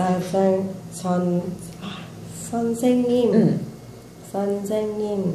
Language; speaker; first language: Korean; non-native, learner; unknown